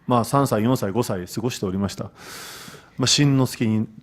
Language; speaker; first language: Japanese; native; Japanese